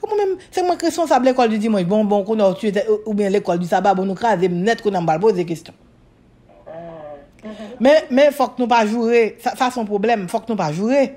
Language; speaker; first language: French; non-native, local second language; Haitian Creole